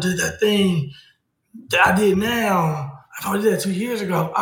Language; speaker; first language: English; native; English